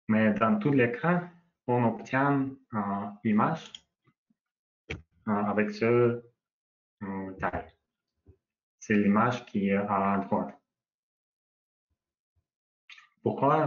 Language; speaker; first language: French; non-native, learner; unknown